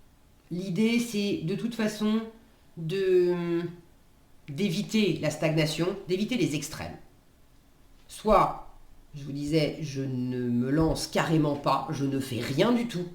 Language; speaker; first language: French; native; French